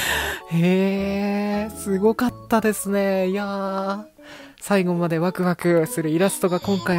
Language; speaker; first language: Japanese; native; Japanese